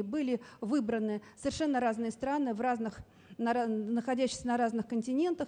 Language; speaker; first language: Russian; native; Russian